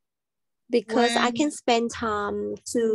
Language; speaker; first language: English; non-native, learner; Vietnamese